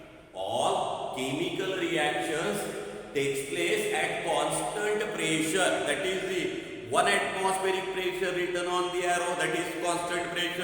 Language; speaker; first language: English; non-native, local second language; Marathi